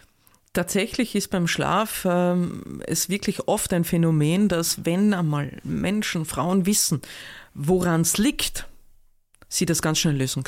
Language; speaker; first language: German; native; German